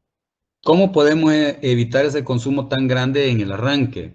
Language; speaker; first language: Spanish; native; Spanish